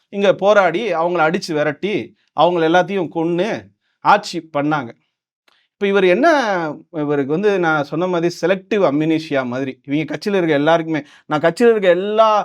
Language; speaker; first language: Tamil; non-native, local second language; Telugu